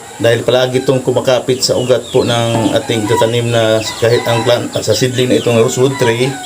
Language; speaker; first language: Filipino; non-native, local second language; Cebuano